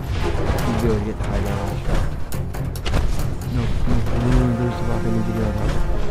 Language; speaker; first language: English; native; English